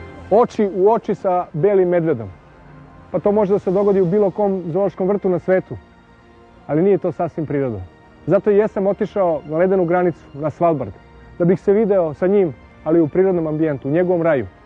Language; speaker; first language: Serbian; native; Serbian